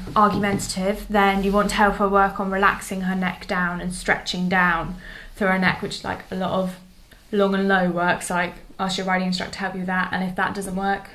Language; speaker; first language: English; native; English